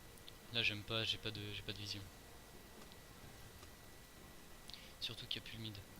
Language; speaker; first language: French; native; French